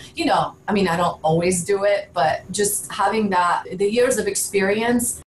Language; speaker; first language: English; early bilingual, other home language; Bulgarian